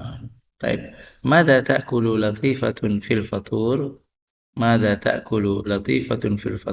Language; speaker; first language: Arabic; non-native, fluent; Indonesian